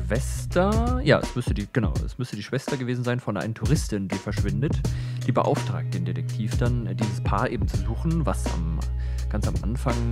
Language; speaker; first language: German; native; German